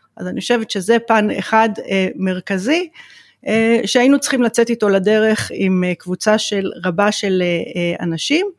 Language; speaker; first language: Hebrew; native; Hebrew